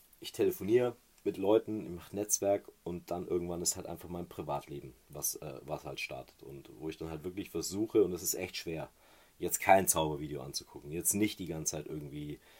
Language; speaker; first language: German; native; German